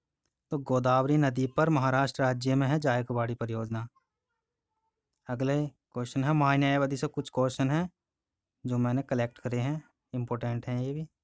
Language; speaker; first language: Hindi; native; Hindi